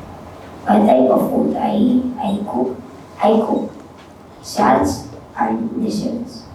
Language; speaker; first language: English; non-native, learner; Spanish